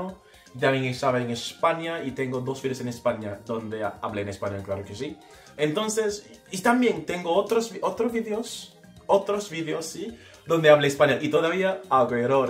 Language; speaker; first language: Spanish; non-native, fluent; English